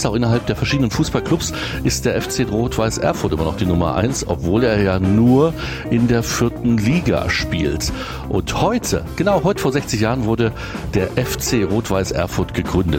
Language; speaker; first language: German; native; German